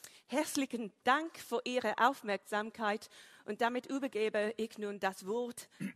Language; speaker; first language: German; non-native, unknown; English